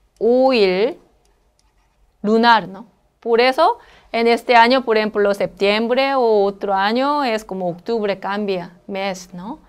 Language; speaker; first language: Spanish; non-native, learner; Korean